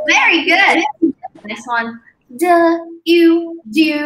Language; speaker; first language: English; non-native, fluent; Chinese